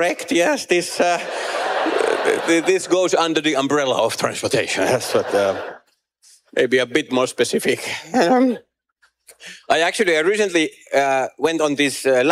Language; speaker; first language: English; non-native, fluent; Finnish